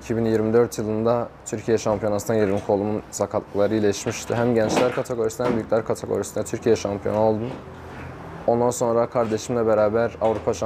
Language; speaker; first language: Turkish; native; Turkish